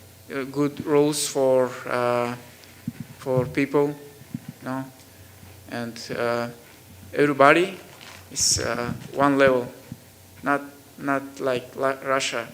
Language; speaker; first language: English; non-native, learner; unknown